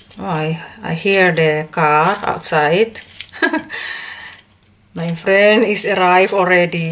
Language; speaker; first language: English; non-native, learner; Indonesian